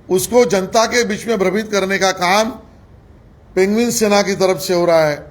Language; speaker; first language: Hindi; non-native, local second language; Marathi